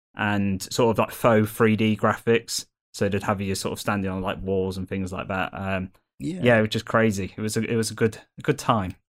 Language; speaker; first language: English; native; English